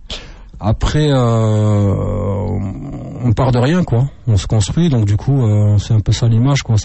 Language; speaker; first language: French; native; French